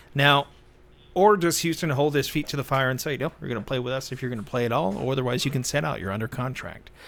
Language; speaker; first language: English; native; English